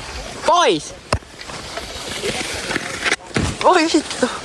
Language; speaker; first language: Finnish; non-native, learner; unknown